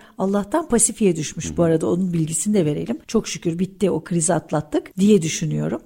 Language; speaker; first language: Turkish; early bilingual, heritage; Turkish